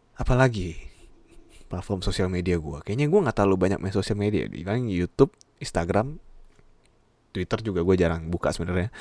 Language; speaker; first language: Indonesian; native; Indonesian